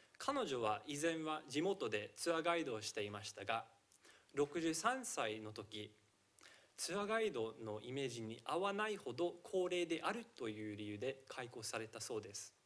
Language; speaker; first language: Japanese; non-native, fluent; English